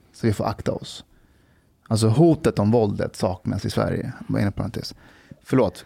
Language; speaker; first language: Swedish; early bilingual, other home language; Persian